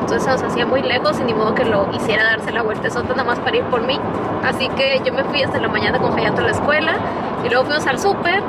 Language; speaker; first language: Spanish; native; Spanish